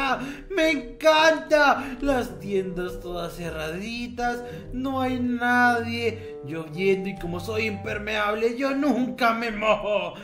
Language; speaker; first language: Spanish; native; Spanish